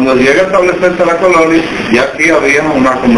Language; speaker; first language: Spanish; native; Spanish